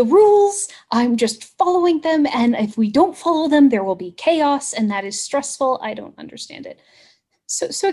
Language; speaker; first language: English; native; English